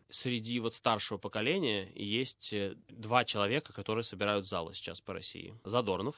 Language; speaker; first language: Russian; native; Russian